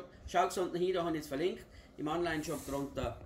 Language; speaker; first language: German; native; German